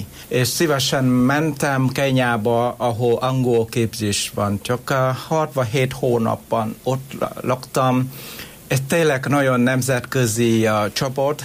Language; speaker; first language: Hungarian; non-native, learner; Vietnamese